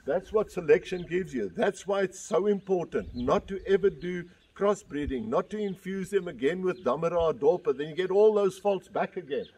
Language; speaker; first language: English; non-native, local second language; Afrikaans